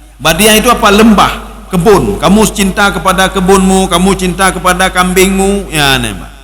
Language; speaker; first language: Malay; non-native, local second language; Achinese